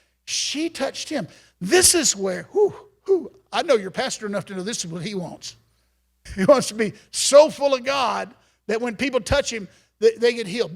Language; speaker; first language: English; native; English